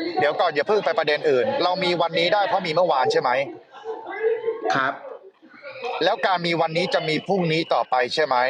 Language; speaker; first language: Thai; native; Thai